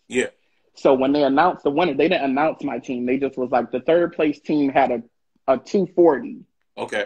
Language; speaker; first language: English; native; English